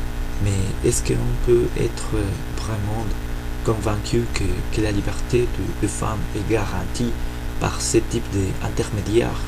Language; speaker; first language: French; non-native, fluent; Spanish